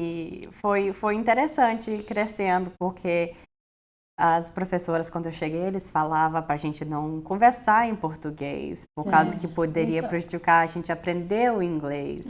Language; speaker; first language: Portuguese; early bilingual, heritage; Portuguese